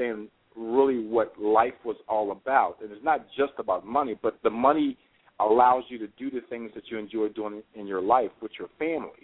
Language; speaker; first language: English; native; English